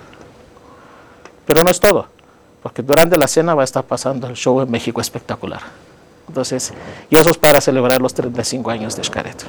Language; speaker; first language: Spanish; non-native, fluent; Greek